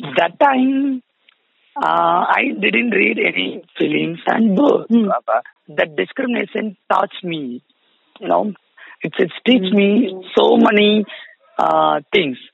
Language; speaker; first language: English; non-native, local second language; Tamil